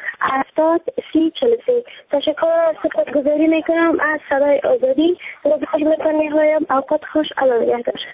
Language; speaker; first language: Persian; native; Persian